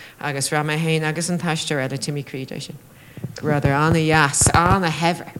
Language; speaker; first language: Irish; native; Irish